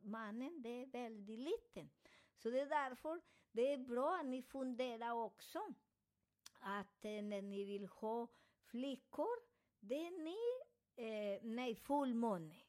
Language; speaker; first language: Swedish; non-native, fluent; Spanish